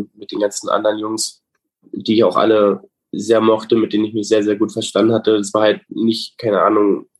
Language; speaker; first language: German; native; German